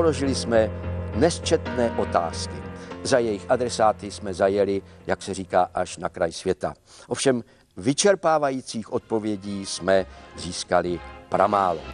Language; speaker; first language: Czech; native; Czech